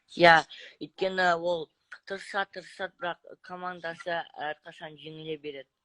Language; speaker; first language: Kazakh; non-native, local second language; Russian